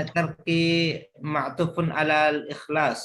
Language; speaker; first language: Arabic; non-native, learner; Indonesian